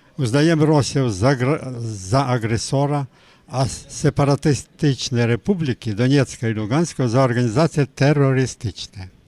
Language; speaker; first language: Polish; early bilingual, heritage; Polish